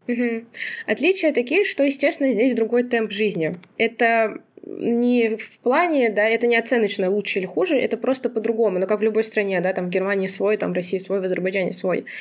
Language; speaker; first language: Russian; non-native, local second language; Azerbaijani